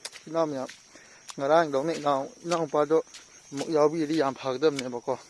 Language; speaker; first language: Manipuri; native; Manipuri